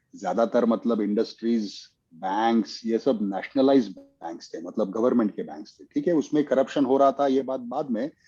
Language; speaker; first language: Hindi; non-native, local second language; Marathi